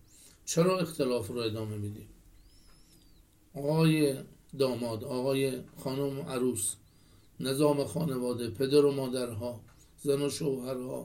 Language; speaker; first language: Persian; native; Persian